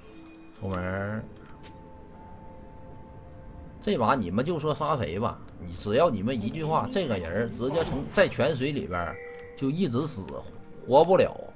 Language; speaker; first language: Chinese; native; Chinese